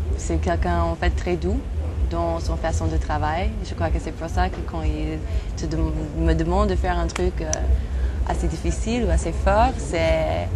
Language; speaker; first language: French; non-native, fluent; English